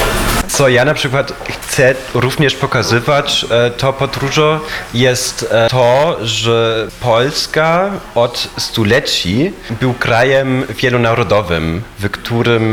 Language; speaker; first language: Polish; non-native, fluent; German